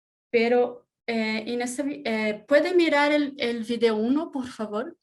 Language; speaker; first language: Spanish; non-native, learner; Portuguese